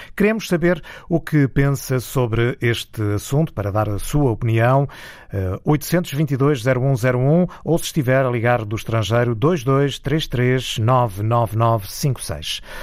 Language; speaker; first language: Portuguese; native; Portuguese